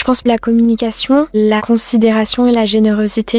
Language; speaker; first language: French; native; French